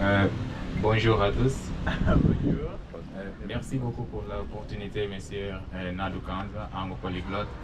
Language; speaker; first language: French; non-native, learner; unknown